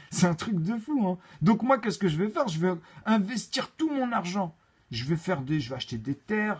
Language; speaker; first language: French; native; French